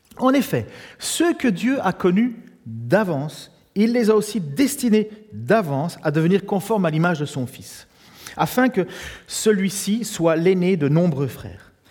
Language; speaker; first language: French; native; French